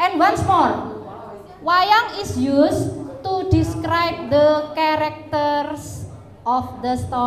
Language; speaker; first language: English; non-native, fluent; Indonesian